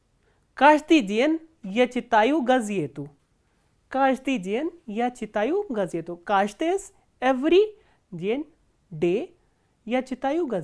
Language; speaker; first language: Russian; non-native, fluent; Hindi